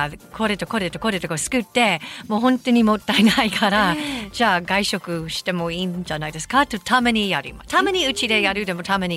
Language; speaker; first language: Japanese; non-native, fluent; English